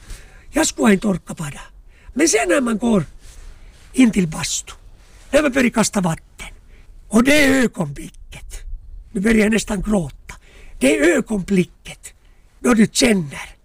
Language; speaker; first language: Swedish; non-native, local second language; Finnish